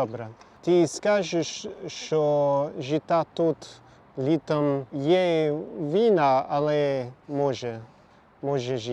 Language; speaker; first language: Ukrainian; non-native, learner; English